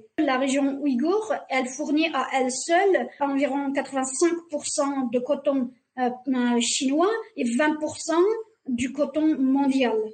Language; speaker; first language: French; non-native, fluent; Uyghur